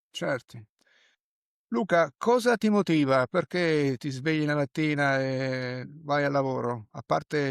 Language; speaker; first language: Italian; native; Italian